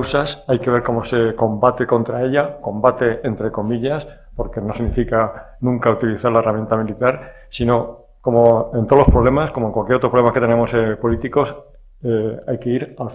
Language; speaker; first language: Spanish; native; Spanish